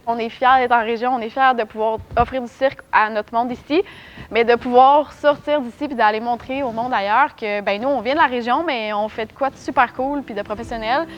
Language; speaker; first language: French; native; French